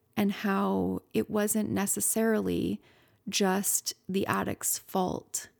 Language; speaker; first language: English; native; English